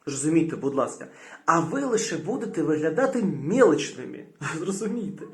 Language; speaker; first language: Ukrainian; non-native, local second language; Russian